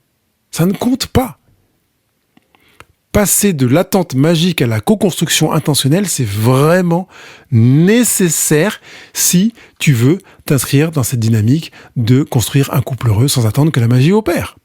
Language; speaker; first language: French; native; French